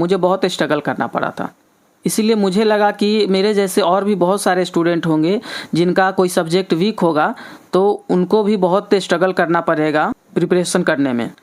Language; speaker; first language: Hindi; native; Hindi